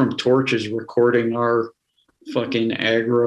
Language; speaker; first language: English; native; English